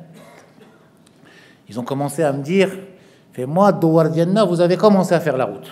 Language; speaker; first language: French; non-native, local second language; Arabic